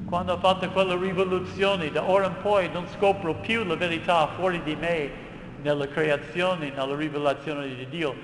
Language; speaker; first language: Italian; non-native, fluent; English